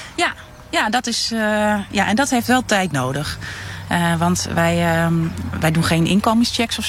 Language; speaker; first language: Dutch; native; Dutch